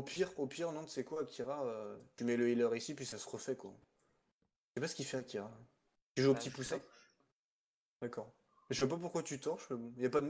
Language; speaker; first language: French; native; French